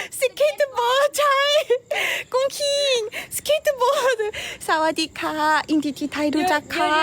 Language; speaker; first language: Thai; non-native, learner; Korean